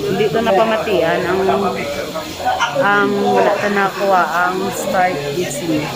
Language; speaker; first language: Filipino; non-native, local second language; Hiligaynon